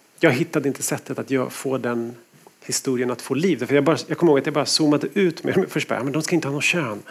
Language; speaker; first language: Swedish; native; Swedish